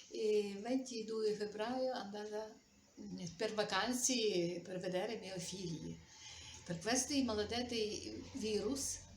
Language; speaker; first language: Italian; non-native, learner; Ukrainian